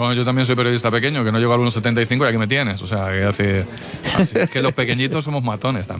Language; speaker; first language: Spanish; native; Spanish